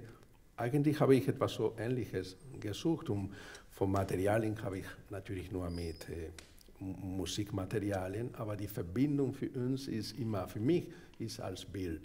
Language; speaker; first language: German; non-native, fluent; Spanish